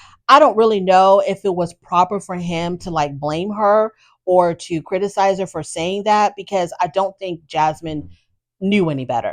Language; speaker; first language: English; native; English